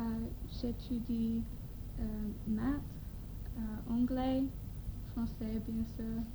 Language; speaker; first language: French; non-native, learner; English